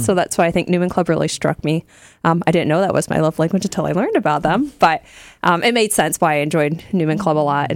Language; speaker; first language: English; native; English